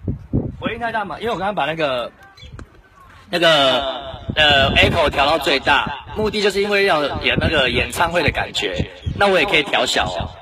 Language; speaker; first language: Chinese; native; Chinese